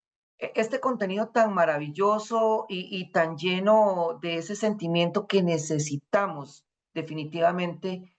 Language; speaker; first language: Spanish; native; Spanish